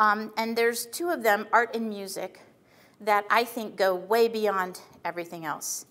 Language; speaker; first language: English; native; English